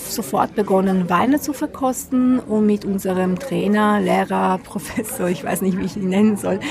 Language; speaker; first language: German; non-native, fluent; Italian